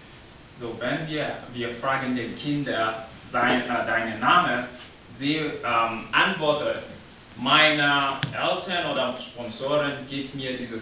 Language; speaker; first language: German; non-native, learner; English